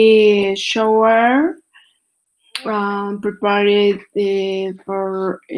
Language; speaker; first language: English; non-native, learner; Spanish